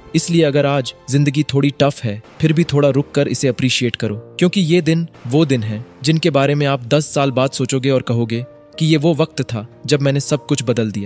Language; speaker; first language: Hindi; native; Hindi